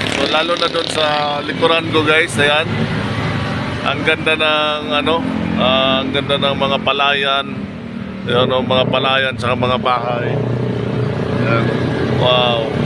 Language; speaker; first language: Filipino; non-native, local second language; Cebuano